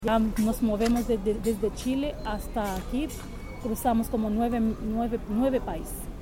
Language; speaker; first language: Spanish; non-native, learner; Haitian Creole